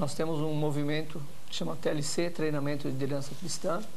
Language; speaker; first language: Portuguese; native; Portuguese